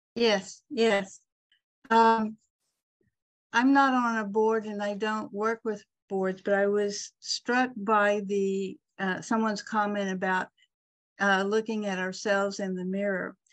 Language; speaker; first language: English; native; English